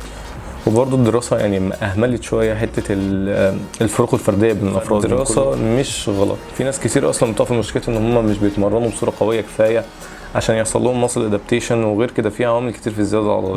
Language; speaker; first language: Arabic; native; Arabic